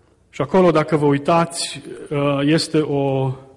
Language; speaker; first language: Romanian; native; Romanian